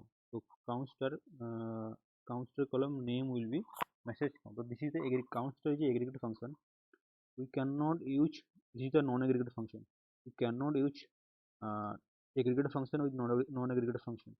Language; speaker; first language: English; non-native, local second language; Hindi